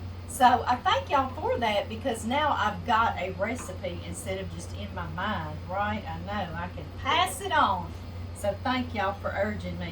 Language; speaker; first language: English; native; English